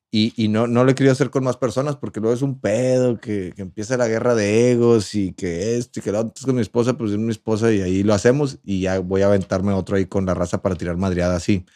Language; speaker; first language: Spanish; native; Spanish